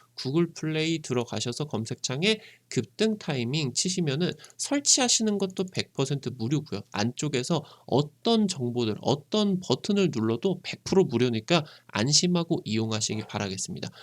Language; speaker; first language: Korean; native; Korean